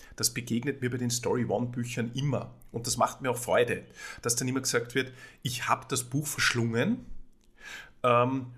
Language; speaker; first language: German; native; German